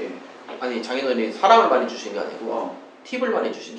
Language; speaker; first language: Korean; native; Korean